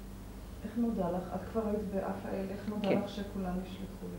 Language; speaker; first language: Hebrew; native; Hebrew